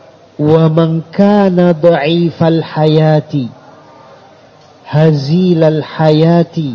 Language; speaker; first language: Arabic; non-native, fluent; Indonesian